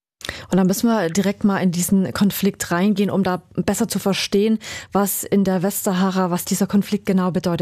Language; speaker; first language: German; native; German